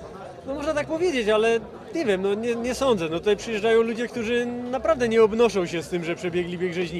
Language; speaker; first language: Polish; native; Polish